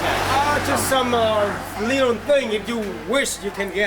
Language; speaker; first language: English; non-native, fluent; Vietnamese